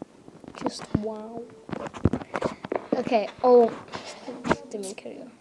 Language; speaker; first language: Welsh; non-native, local second language; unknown